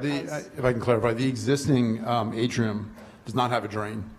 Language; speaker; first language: English; native; English